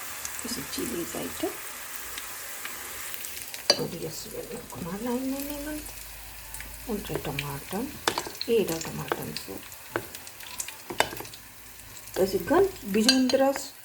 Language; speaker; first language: German; non-native, learner; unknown